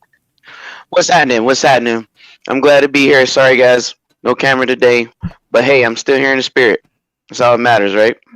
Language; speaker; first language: English; native; English